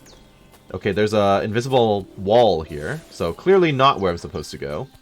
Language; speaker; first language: English; native; English